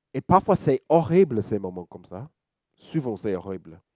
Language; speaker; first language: French; non-native, fluent; English